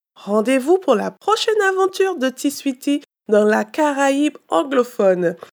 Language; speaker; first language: French; non-native, fluent; English